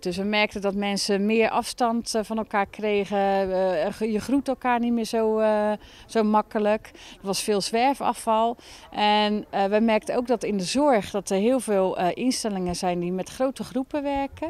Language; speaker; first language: Dutch; native; Dutch